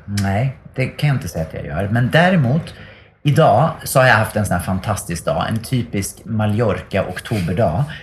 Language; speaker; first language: Swedish; native; Swedish